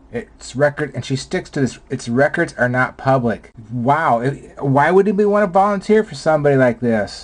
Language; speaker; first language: English; native; English